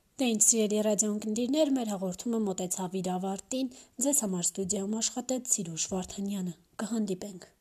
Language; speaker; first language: Armenian; native; Armenian